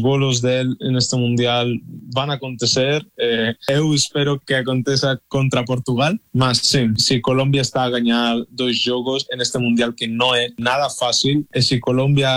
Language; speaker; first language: Portuguese; non-native, fluent; Spanish